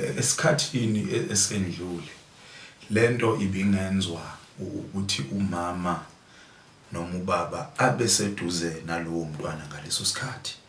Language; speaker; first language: Zulu; native; Zulu